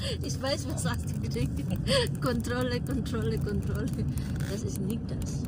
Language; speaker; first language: German; non-native, learner; Filipino